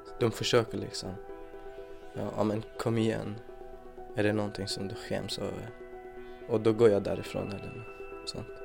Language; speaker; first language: Swedish; non-native, fluent; Persian